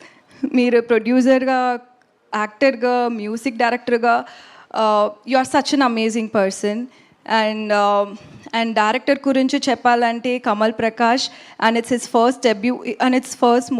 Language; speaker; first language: Telugu; non-native, learner; Tamil